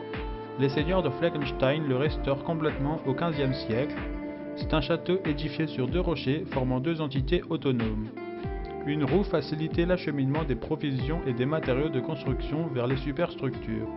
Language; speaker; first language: French; native; French